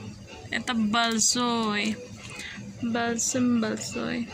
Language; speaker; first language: Russian; non-native, learner; Indonesian